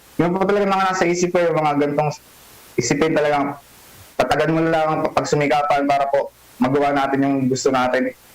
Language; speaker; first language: Filipino; native; Filipino